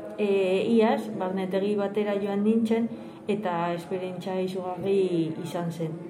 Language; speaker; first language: Basque; non-native, local second language; Spanish